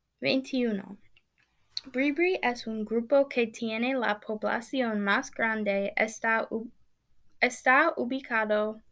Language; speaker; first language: Spanish; non-native, learner; English